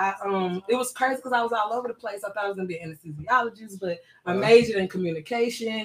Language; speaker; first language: English; native; English